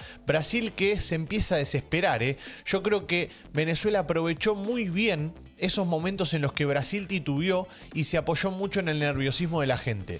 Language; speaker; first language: Spanish; native; Spanish